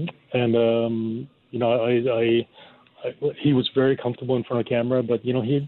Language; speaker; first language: English; non-native, local second language; Cantonese